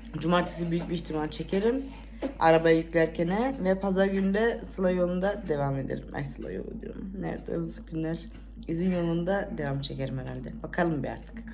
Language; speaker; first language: Turkish; early bilingual, heritage; Turkish